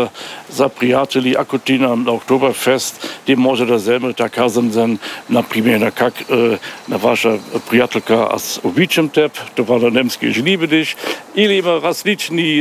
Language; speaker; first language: Bulgarian; non-native, learner; German